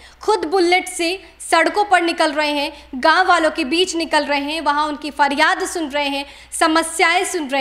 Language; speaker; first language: Hindi; native; Hindi